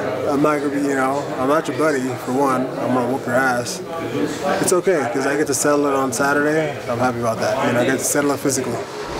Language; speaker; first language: English; early bilingual, other home language; Spanish